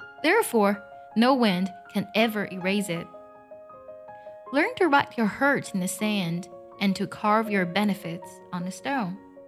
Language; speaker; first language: English; non-native, fluent; Chinese